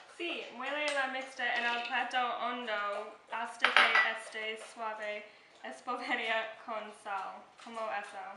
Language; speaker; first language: Spanish; non-native, learner; English